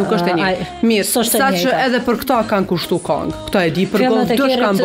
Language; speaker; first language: Albanian; native; Albanian